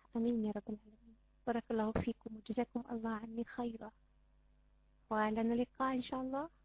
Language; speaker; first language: Arabic; non-native, fluent; French